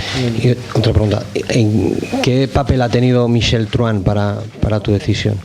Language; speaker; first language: Spanish; native; Spanish